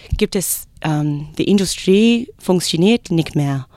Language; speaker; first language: German; non-native, learner; English